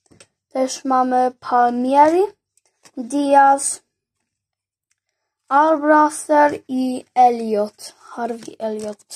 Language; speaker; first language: Polish; early bilingual, heritage; Polish